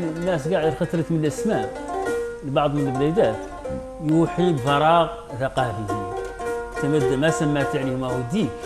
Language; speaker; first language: Arabic; native; Arabic